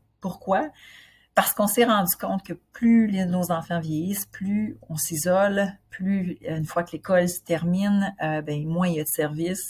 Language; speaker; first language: French; native; French